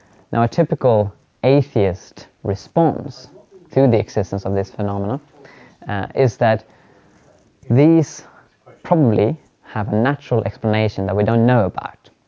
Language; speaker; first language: English; non-native, fluent; Swedish